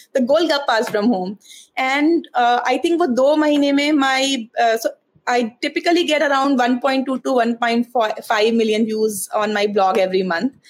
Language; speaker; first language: Hindi; native; Hindi